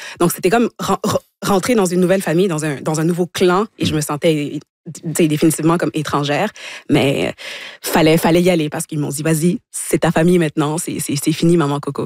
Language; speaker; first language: French; early bilingual, other home language; Lingala